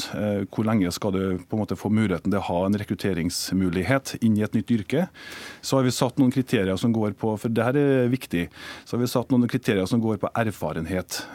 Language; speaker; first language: Norwegian; native; Norwegian